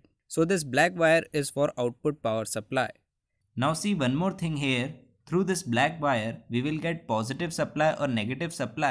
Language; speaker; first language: English; non-native, local second language; Hindi